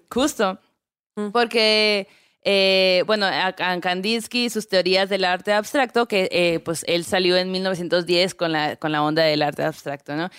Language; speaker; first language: Spanish; native; Spanish